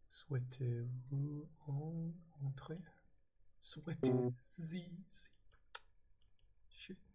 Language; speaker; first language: French; non-native, learner; English